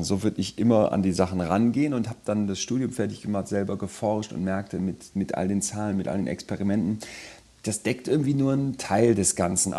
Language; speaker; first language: German; native; German